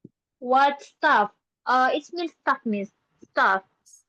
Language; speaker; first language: English; non-native, learner; Indonesian